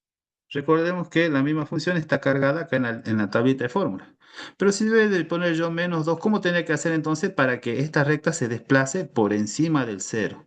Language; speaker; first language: Spanish; native; Spanish